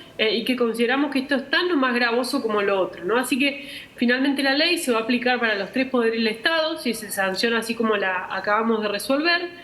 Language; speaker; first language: Spanish; native; Spanish